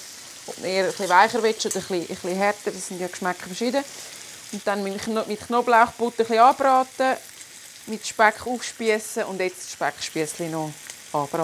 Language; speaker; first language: German; native; German